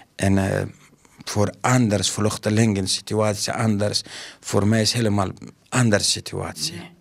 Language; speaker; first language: Dutch; non-native, learner; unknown